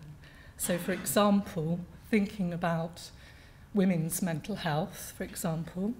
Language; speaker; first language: English; native; English